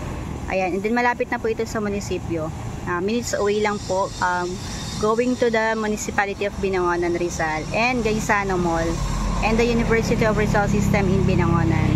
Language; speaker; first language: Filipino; native; Filipino